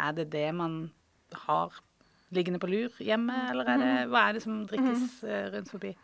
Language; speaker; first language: Norwegian; native; Norwegian